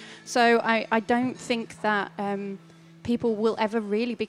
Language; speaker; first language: English; native; English